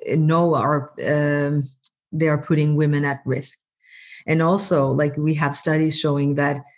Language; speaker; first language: English; non-native, fluent; Norwegian